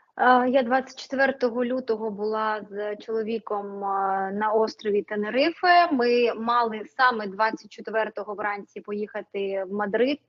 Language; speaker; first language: Ukrainian; non-native, local second language; Russian